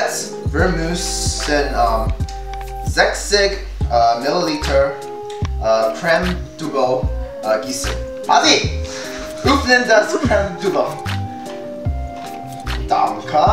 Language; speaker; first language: German; non-native, learner; English